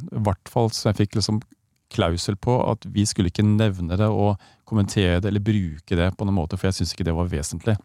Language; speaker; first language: Norwegian; native; Norwegian